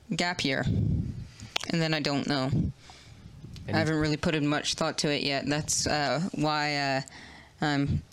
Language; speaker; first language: English; native; English